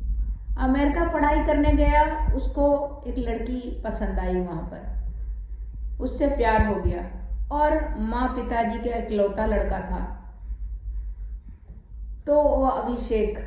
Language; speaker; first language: Hindi; native; Hindi